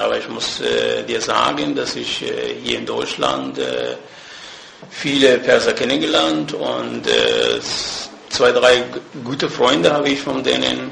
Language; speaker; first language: German; non-native, fluent; Persian